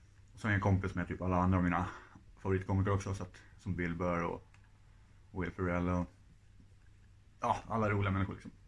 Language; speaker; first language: Swedish; native; Swedish